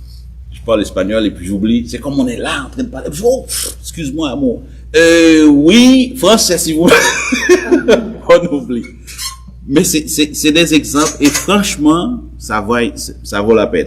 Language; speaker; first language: French; native; French